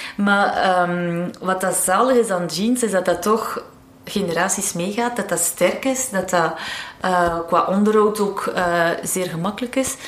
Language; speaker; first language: Dutch; non-native, local second language; French